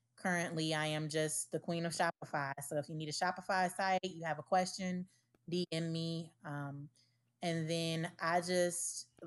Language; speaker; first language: English; native; English